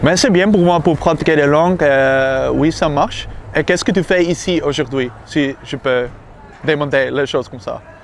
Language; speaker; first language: French; non-native, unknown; Dutch